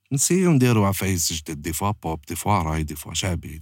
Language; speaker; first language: French; non-native, local second language; Arabic